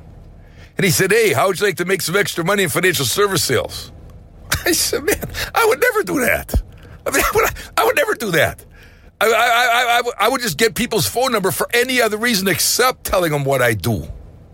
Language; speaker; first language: English; native; English